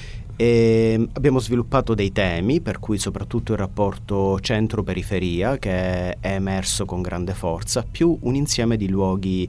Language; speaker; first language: Italian; native; Italian